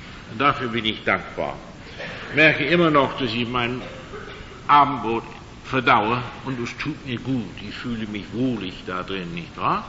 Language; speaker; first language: German; non-native, fluent; English